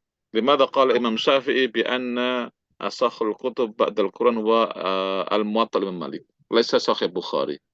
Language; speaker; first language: Arabic; non-native, fluent; Indonesian